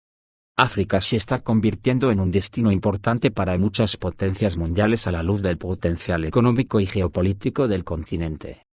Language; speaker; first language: Spanish; native; Spanish